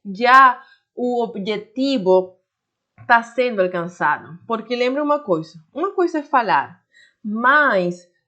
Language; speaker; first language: Portuguese; non-native, fluent; Spanish